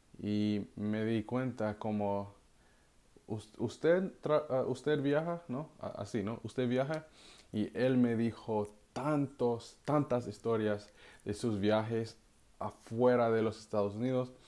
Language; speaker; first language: Spanish; non-native, learner; English